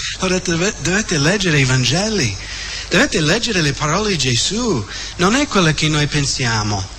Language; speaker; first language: Italian; non-native, fluent; English